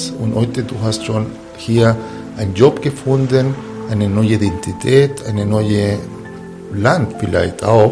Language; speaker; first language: German; non-native, fluent; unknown